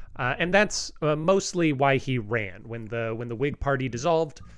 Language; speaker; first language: English; native; English